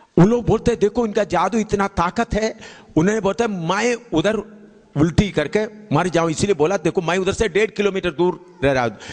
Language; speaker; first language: Hindi; non-native, local second language; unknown